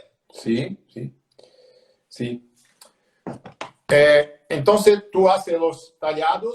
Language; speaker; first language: Spanish; non-native, learner; Portuguese